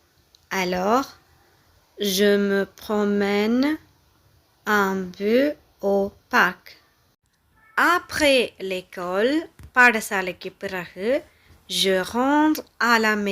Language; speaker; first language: French; non-native, fluent; Tamil